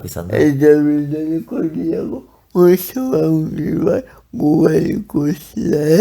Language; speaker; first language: Basque; non-native, learner; Spanish